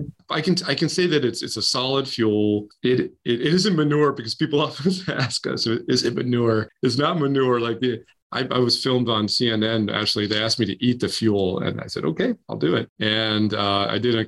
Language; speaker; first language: English; native; English